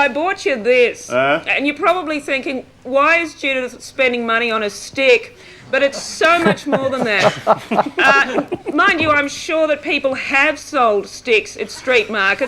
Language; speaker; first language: English; native; English